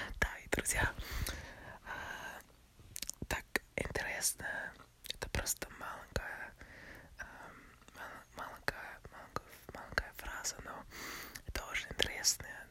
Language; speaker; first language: Russian; non-native, learner; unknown